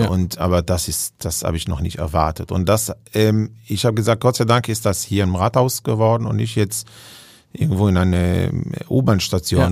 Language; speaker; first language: German; non-native, fluent; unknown